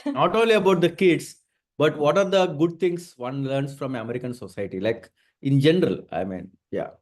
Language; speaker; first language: English; non-native, local second language; Telugu